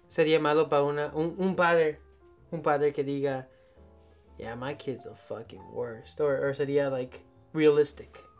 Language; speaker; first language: Spanish; early bilingual, heritage; Spanish